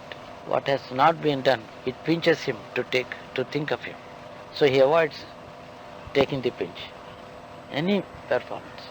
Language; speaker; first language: English; non-native, local second language; Telugu